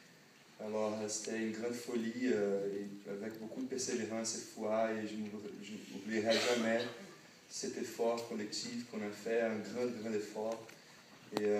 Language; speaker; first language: French; non-native, fluent; Portuguese